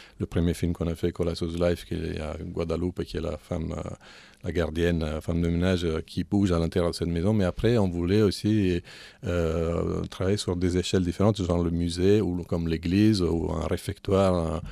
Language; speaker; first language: French; non-native, fluent; Italian